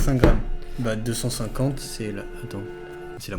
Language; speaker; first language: French; native; French